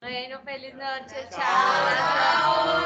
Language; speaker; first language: Spanish; native; Spanish